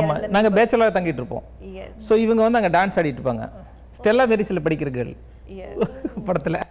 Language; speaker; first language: Tamil; native; Tamil